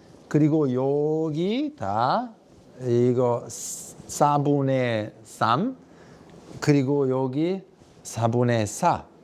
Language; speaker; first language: Korean; non-native, fluent; Italian